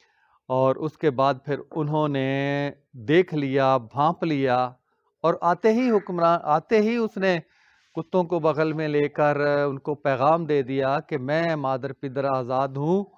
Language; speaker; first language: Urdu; non-native, local second language; Punjabi